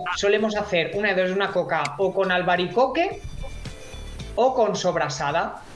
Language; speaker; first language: Spanish; native; Spanish